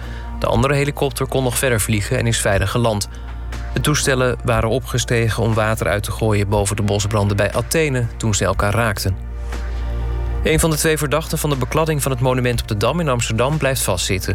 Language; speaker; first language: Dutch; native; Dutch